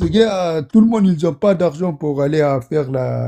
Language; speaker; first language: French; non-native, learner; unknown